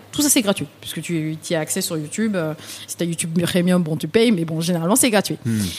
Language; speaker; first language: French; early bilingual, other home language; Vietnamese